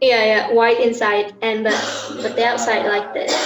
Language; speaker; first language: English; non-native, learner; Indonesian